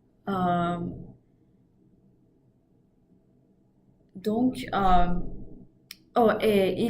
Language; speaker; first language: French; non-native, learner; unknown